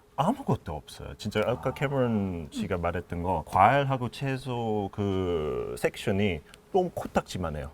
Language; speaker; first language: Korean; non-native, fluent; English